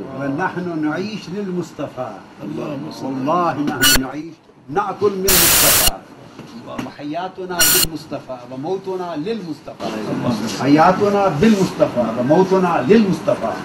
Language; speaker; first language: Arabic; non-native, learner; Urdu